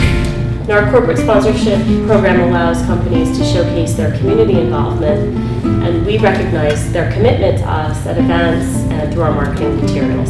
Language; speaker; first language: English; native; English